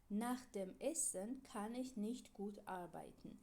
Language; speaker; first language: German; non-native, fluent; Georgian